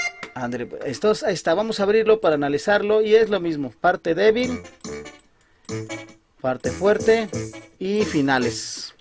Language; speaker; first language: Spanish; native; Spanish